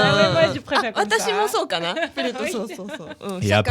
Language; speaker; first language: French; non-native, learner; Japanese